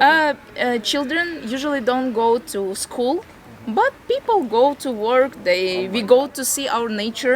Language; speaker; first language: English; non-native, fluent; Latvian